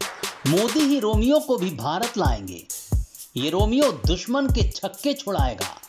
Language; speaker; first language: Hindi; native; Hindi